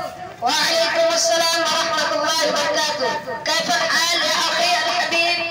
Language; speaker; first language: Arabic; non-native, learner; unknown